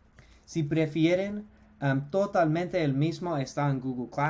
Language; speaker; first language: Spanish; non-native, fluent; English